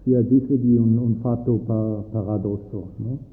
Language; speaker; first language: Italian; non-native, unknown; German